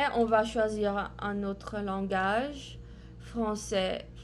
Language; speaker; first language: French; non-native, fluent; Portuguese